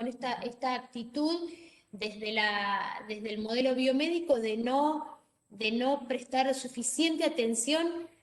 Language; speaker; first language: Spanish; native; Spanish